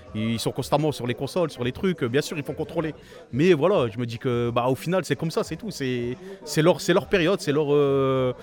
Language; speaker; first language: French; native; French